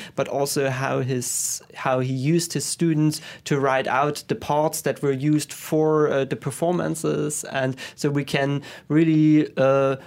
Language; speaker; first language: English; non-native, fluent; German